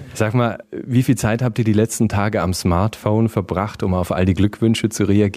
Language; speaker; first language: German; native; German